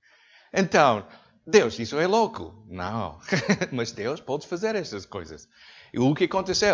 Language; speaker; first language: Portuguese; non-native, learner; English